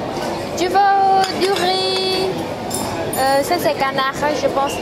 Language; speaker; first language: French; non-native, fluent; Vietnamese